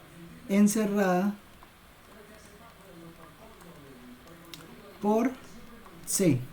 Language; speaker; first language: Spanish; native; Spanish